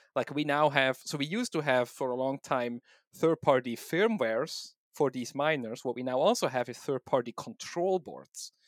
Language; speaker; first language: English; non-native, fluent; German